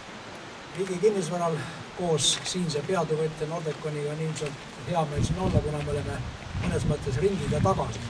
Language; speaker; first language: Estonian; native; Estonian